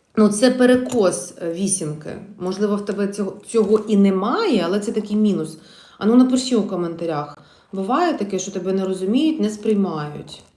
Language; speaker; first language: Ukrainian; non-native, local second language; Russian